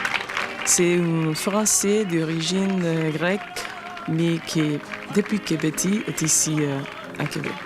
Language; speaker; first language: French; non-native, fluent; Spanish